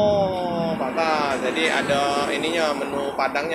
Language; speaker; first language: Indonesian; native; Indonesian